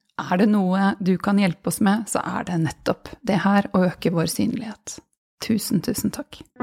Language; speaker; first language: Norwegian; native; Norwegian